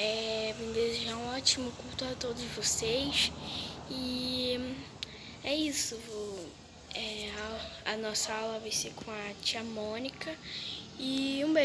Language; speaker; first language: Portuguese; native; Portuguese